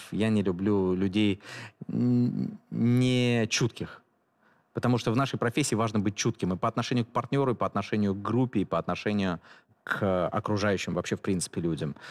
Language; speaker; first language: Russian; native; Russian